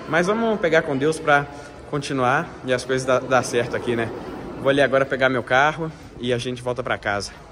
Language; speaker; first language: Portuguese; native; Portuguese